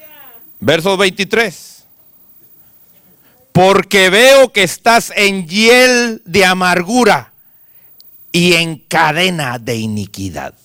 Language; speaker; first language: Spanish; native; Spanish